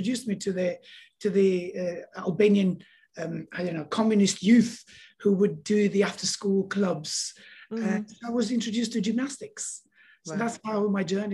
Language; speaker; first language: English; non-native, fluent; Albanian